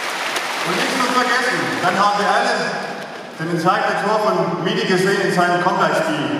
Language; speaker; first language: German; non-native, fluent; Danish